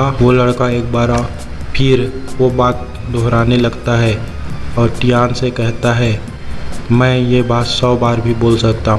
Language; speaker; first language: Hindi; native; Hindi